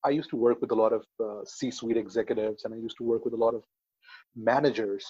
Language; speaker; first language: English; non-native, local second language; Hindi